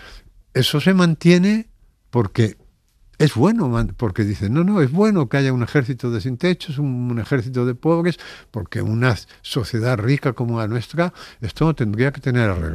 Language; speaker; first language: Spanish; native; Spanish